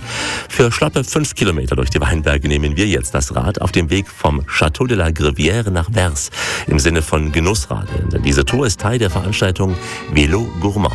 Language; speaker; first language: German; native; German